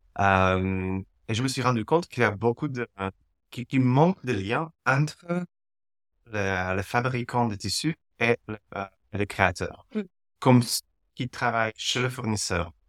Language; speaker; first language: French; non-native, fluent; Slovak